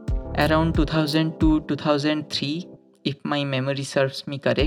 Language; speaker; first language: English; non-native, local second language; Bangla